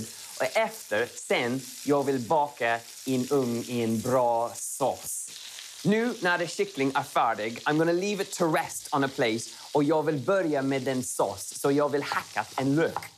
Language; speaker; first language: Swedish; non-native, learner; English